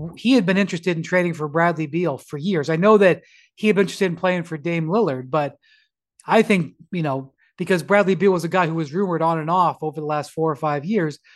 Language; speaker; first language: English; native; English